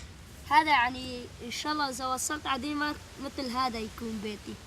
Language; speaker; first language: Arabic; native; Arabic